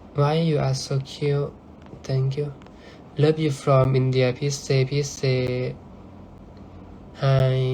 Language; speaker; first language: English; non-native, learner; Thai